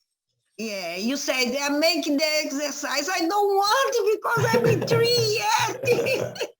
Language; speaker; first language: English; non-native, learner; Portuguese